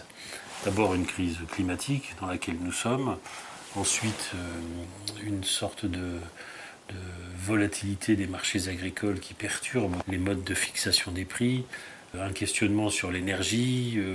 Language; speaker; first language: French; native; French